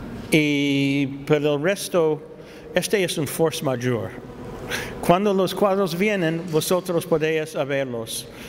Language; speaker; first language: Spanish; non-native, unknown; English